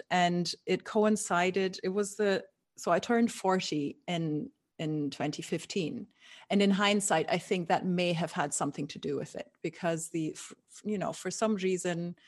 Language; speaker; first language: English; non-native, fluent; German